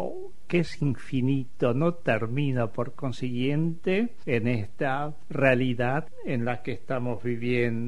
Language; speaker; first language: Spanish; native; Spanish